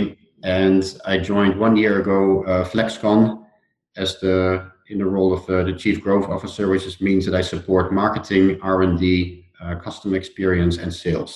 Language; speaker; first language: English; non-native, fluent; Dutch